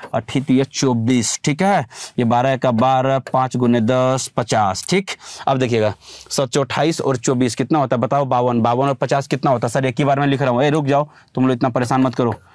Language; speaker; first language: Hindi; native; Hindi